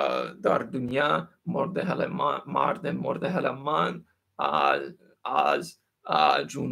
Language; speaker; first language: Persian; non-native, learner; English